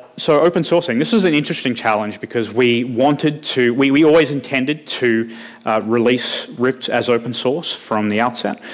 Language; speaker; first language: English; native; English